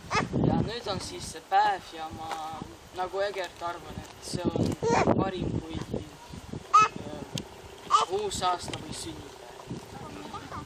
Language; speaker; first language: Estonian; non-native, local second language; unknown